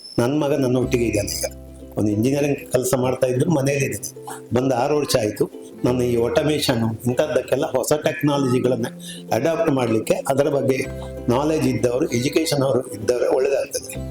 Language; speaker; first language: Kannada; native; Kannada